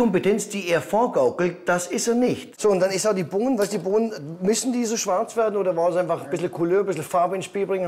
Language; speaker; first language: German; native; German